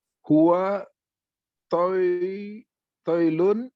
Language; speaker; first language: Arabic; non-native, learner; Indonesian